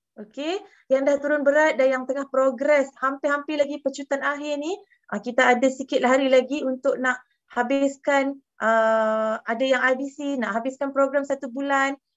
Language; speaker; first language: Malay; native; Malay